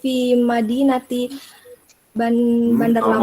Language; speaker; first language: Arabic; non-native, learner; Indonesian